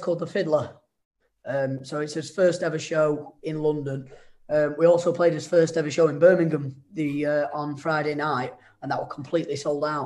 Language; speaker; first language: English; native; English